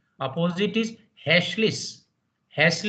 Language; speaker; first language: German; non-native, fluent; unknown